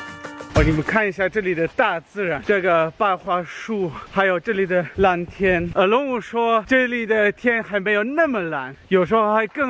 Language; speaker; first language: Chinese; non-native, fluent; German